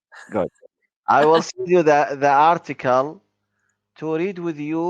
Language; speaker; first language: English; non-native, learner; Arabic